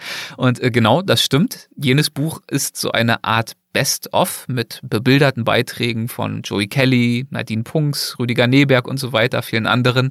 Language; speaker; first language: German; native; German